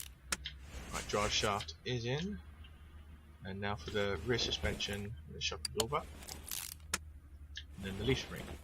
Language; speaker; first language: English; native; English